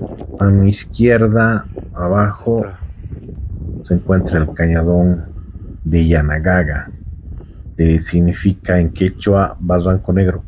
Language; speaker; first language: Spanish; native; Spanish